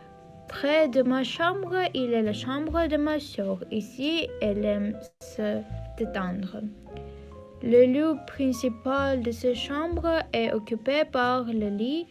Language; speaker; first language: French; non-native, learner; Armenian